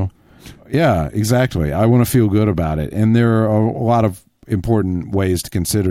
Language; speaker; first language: English; native; English